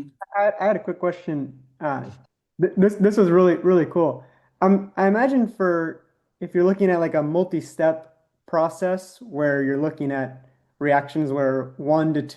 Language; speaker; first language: English; native; English